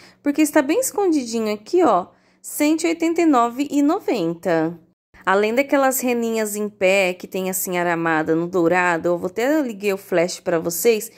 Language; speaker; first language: Portuguese; native; Portuguese